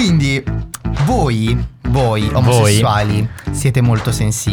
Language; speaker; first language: Italian; native; Italian